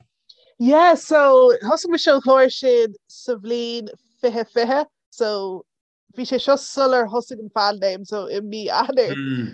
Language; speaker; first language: Irish; non-native, local second language; English